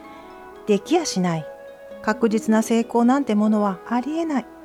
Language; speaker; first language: Japanese; native; Japanese